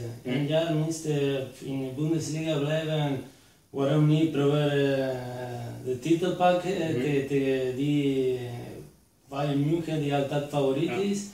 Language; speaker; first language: Dutch; non-native, fluent; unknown